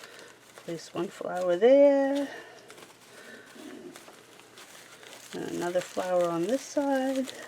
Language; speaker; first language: English; native; English